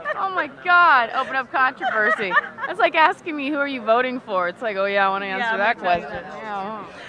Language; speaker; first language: English; native; English